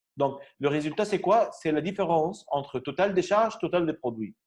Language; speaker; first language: French; non-native, fluent; Arabic